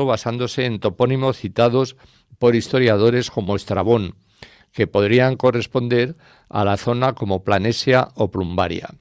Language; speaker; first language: Spanish; native; Spanish